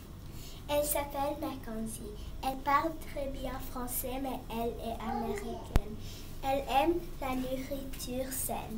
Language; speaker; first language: French; non-native, learner; English